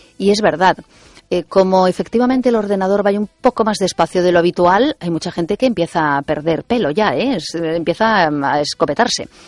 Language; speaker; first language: Spanish; native; Spanish